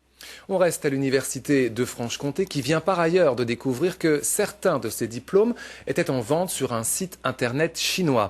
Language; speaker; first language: French; native; French